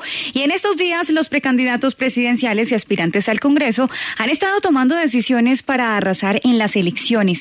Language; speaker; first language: Spanish; native; Spanish